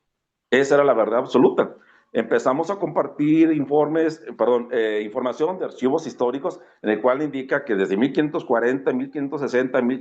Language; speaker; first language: Spanish; native; Spanish